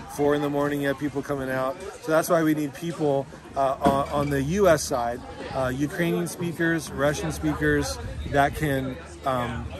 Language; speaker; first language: English; native; English